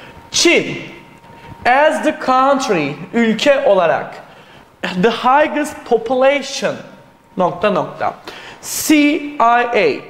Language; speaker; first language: English; non-native, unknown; Turkish